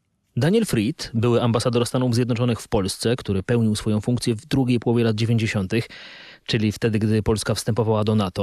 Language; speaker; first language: Polish; native; Polish